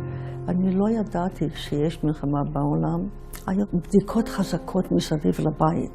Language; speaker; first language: Hebrew; non-native, fluent; Yiddish